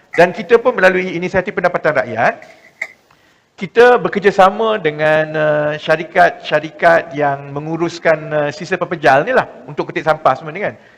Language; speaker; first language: Malay; native; Malay